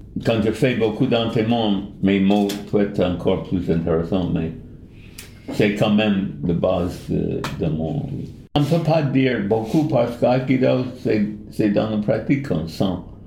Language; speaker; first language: French; non-native, fluent; English